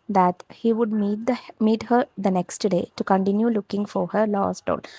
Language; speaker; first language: English; non-native, local second language; Malayalam